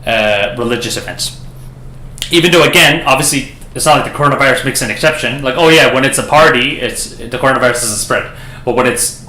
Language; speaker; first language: English; early bilingual, other home language; Persian